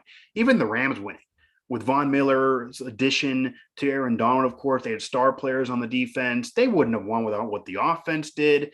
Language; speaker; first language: English; native; English